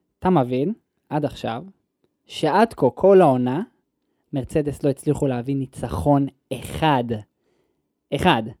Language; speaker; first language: Hebrew; native; Hebrew